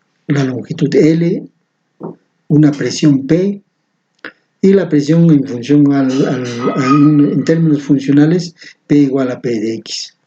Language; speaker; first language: Spanish; native; Spanish